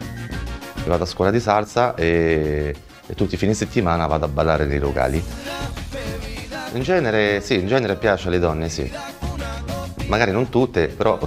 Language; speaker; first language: Italian; non-native, fluent; Arabic